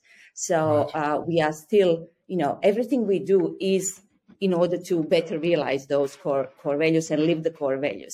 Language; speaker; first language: English; non-native, fluent; Croatian